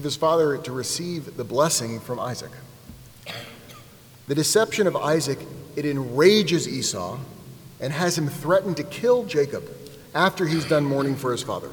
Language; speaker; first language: English; native; English